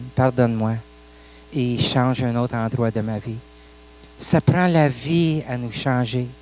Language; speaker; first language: French; non-native, local second language; English